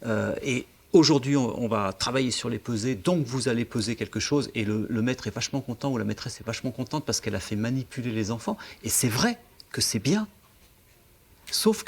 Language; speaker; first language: French; native; French